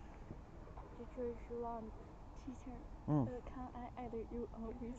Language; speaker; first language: English; non-native, learner; Chinese